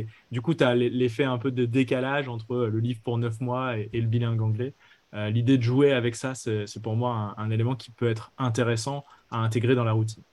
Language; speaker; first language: French; native; French